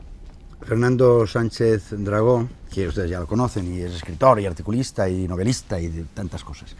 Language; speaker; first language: Spanish; native; Spanish